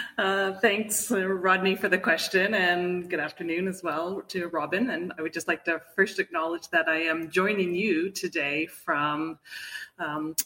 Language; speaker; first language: English; native; English